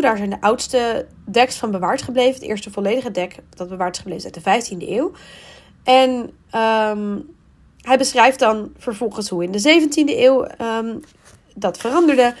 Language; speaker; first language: Dutch; native; Dutch